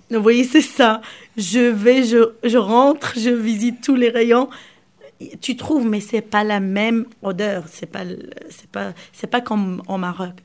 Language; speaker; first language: French; non-native, local second language; Arabic